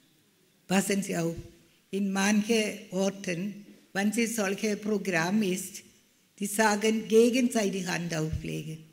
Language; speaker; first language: German; non-native, fluent; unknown